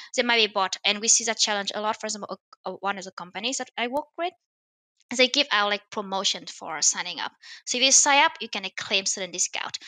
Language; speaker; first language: English; non-native, fluent; Vietnamese